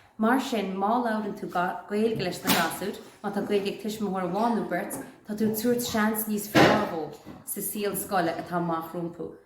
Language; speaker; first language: Irish; native; Irish